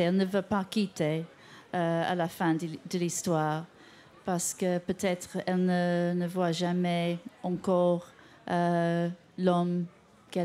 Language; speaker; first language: French; non-native, fluent; English